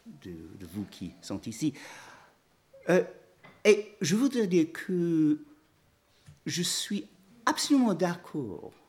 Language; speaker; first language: French; non-native, fluent; English